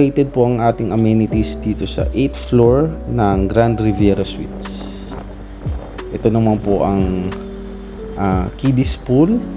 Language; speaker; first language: Filipino; native; Filipino